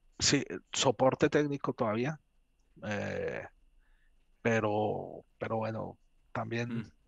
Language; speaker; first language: Spanish; native; Spanish